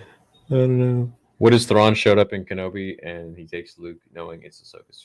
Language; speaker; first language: English; native; English